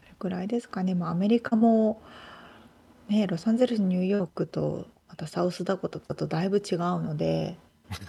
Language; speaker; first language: Japanese; native; Japanese